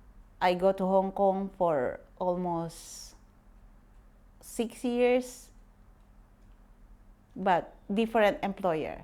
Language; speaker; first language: English; non-native, local second language; Filipino